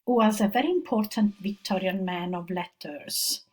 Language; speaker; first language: English; non-native, fluent; Italian